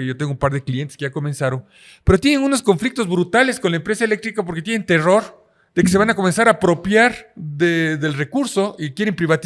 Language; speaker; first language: Spanish; native; Spanish